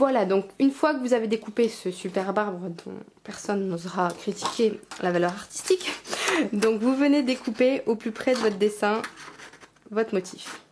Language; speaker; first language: French; native; French